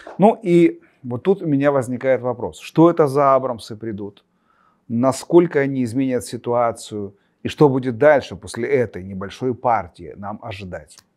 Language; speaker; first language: Russian; native; Russian